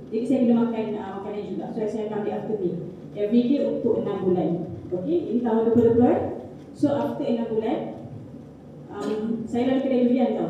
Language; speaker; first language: Malay; native; Malay